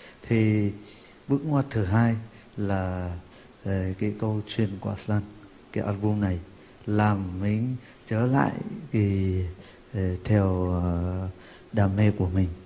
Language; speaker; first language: Vietnamese; non-native, fluent; Turkish